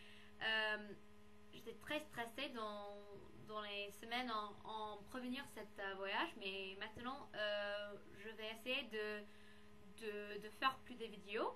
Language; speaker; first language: French; non-native, fluent; English